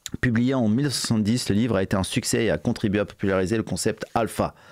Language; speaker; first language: French; native; French